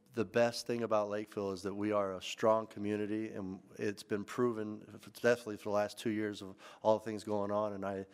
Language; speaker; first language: English; native; English